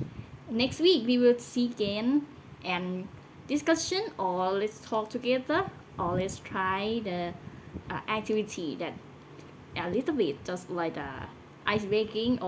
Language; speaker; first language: English; non-native, learner; Thai